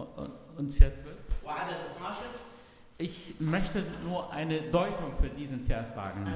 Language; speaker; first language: German; non-native, fluent; Arabic